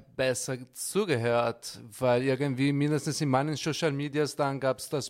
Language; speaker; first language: German; non-native, fluent; Italian